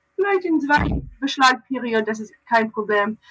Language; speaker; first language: German; non-native, learner; English